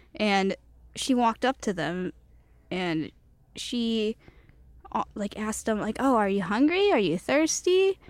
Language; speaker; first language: English; early bilingual, other home language; Cantonese